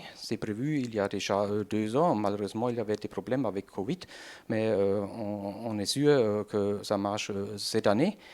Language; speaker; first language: French; non-native, learner; German